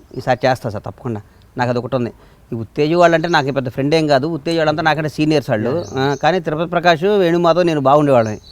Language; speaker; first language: Telugu; native; Telugu